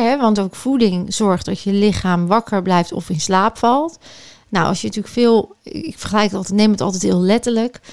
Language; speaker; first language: Dutch; native; Dutch